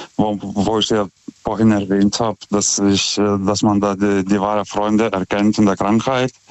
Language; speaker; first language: German; non-native, fluent; Lithuanian